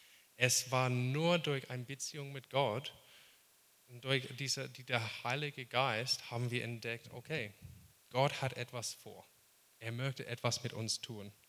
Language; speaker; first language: German; non-native, fluent; English